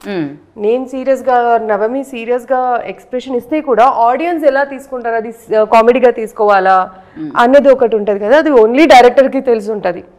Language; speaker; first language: Telugu; early bilingual, heritage; Telugu